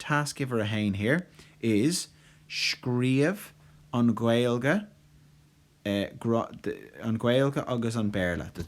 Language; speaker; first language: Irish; non-native, local second language; English